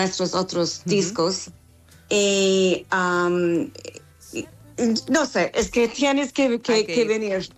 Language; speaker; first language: Spanish; non-native, fluent; English